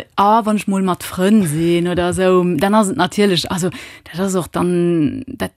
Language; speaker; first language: Luxembourgish; early bilingual, other home language; Italian